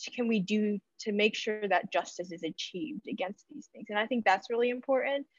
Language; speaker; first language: English; native; English